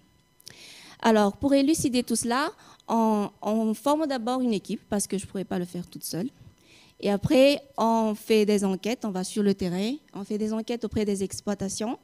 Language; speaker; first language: French; non-native, local second language; Malagasy